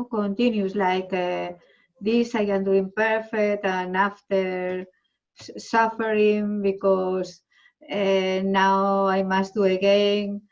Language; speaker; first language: English; non-native, learner; Spanish